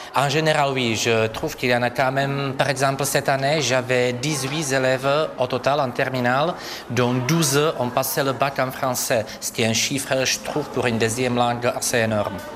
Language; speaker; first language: French; non-native, fluent; Czech